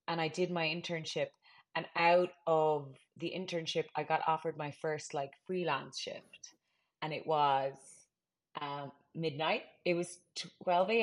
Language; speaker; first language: English; native; English